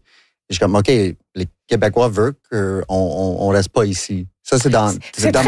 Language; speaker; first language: French; non-native, local second language; English